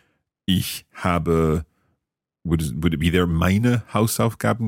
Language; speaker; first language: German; non-native, learner; English